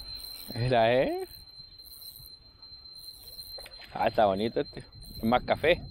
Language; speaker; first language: Spanish; native; Spanish